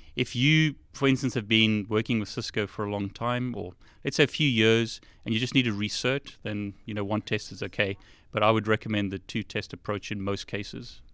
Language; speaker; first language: English; native; English